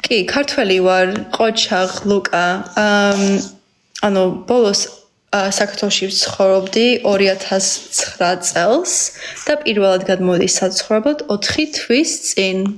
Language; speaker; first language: Georgian; early bilingual, heritage; Georgian